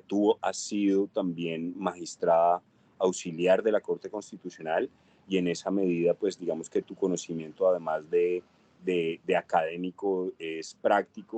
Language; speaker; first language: Spanish; native; Spanish